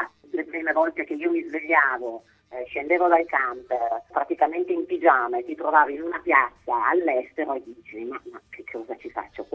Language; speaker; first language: Italian; native; Italian